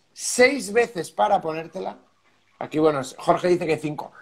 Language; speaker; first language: Spanish; native; Spanish